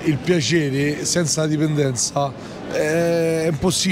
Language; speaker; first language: Italian; native; Italian